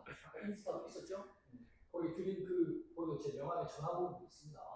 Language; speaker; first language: Korean; native; Korean